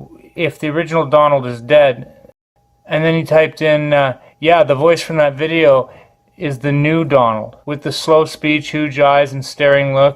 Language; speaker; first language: English; native; English